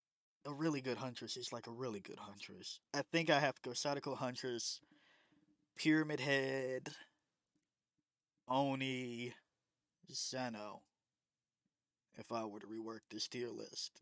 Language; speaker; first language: English; native; English